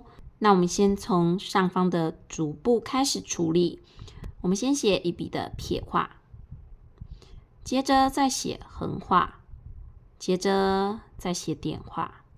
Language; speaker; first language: Chinese; native; Chinese